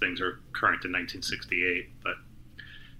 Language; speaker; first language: English; native; English